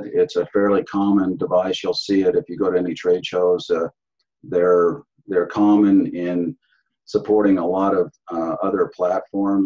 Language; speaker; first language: English; native; English